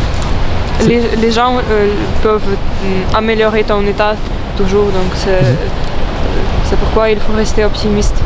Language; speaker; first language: French; non-native, fluent; Ukrainian